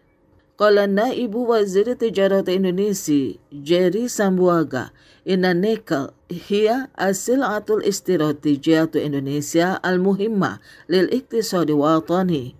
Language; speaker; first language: Arabic; non-native, fluent; Indonesian